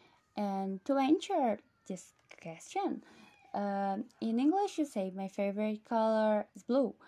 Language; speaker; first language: English; non-native, fluent; Portuguese